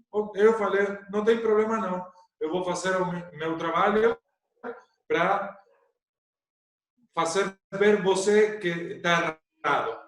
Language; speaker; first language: Portuguese; non-native, learner; Spanish